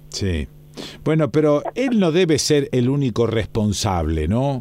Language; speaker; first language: Spanish; native; Spanish